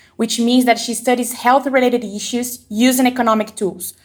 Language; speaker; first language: English; non-native, fluent; Portuguese